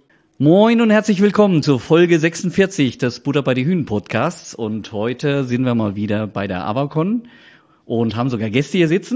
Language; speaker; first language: German; native; German